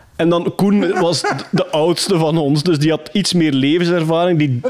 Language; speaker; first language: Dutch; native; Dutch